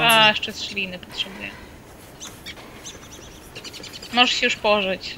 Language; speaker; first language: Polish; native; Polish